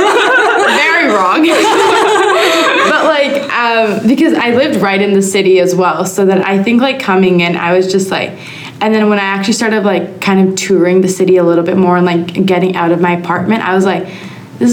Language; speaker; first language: English; native; English